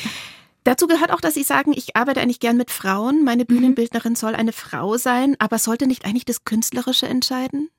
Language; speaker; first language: German; native; German